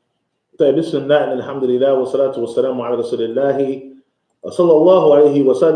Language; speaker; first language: Arabic; non-native, fluent; English